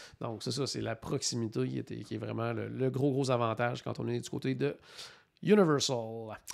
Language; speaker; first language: French; native; French